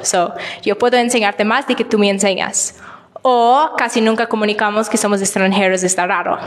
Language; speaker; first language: Spanish; non-native, learner; English